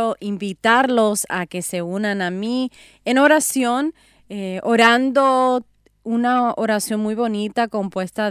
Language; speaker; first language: Spanish; native; Spanish